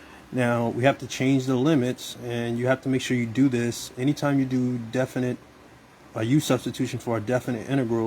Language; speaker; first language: English; native; English